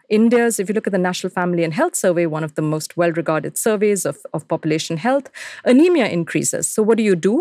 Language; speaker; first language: English; non-native, local second language; Hindi